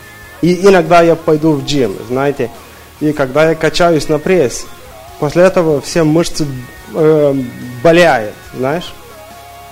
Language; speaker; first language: Russian; early bilingual, heritage; Russian